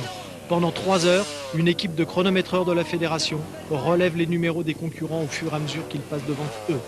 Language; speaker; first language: French; native; French